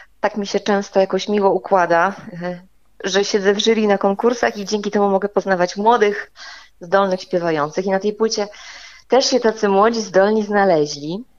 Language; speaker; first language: Polish; native; Polish